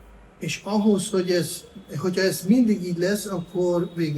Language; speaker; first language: Hungarian; non-native, fluent; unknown